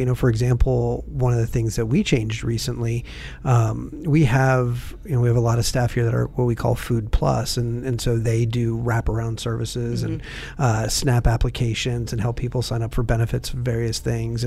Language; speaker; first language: English; native; English